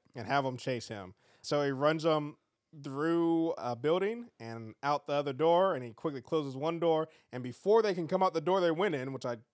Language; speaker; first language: English; native; English